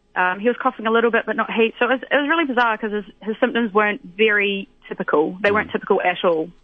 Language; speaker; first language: English; native; English